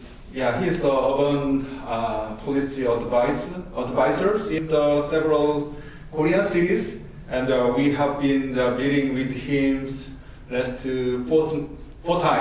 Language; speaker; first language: English; non-native, learner; Korean